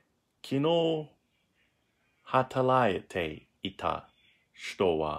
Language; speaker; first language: Japanese; non-native, learner; English